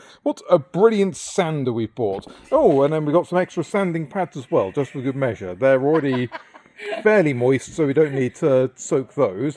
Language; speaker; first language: English; native; English